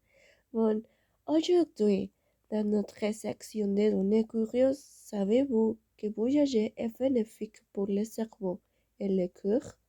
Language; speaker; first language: French; non-native, learner; Spanish